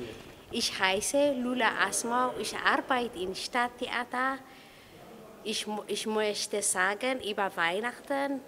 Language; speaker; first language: German; non-native, learner; Tigrinya